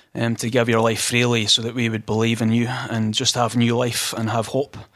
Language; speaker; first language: English; native; English